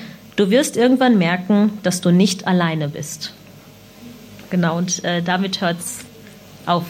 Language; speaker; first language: German; early bilingual, other home language; Punjabi